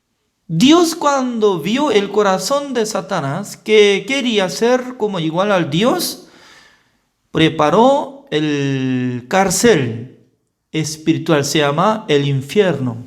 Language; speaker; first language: Spanish; non-native, learner; Korean